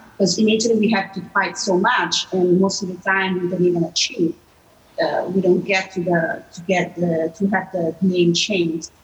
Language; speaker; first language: English; non-native, fluent; Italian